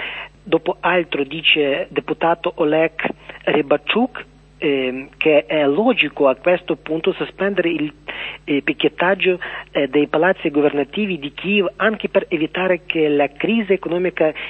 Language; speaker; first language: Italian; non-native, learner; Ukrainian